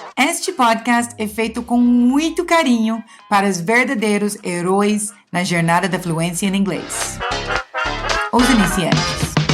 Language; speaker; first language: Portuguese; non-native, fluent; English